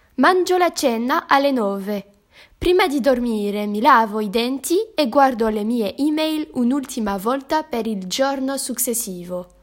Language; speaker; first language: Italian; non-native, learner; Greek